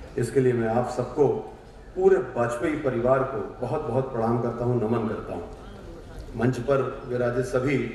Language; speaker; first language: Hindi; native; Hindi